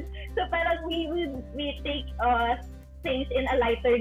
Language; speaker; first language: English; non-native, local second language; Bikol